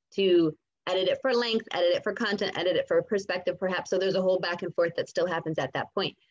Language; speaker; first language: English; native; English